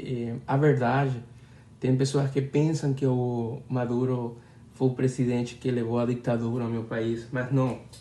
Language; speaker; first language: Portuguese; non-native, learner; Spanish